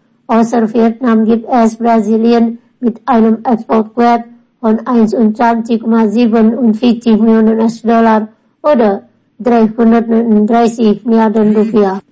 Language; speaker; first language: German; non-native, fluent; Indonesian